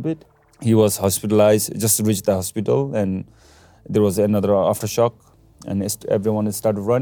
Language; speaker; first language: English; non-native, local second language; Sherpa